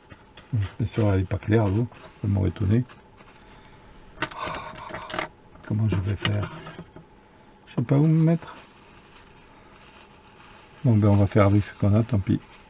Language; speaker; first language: French; native; French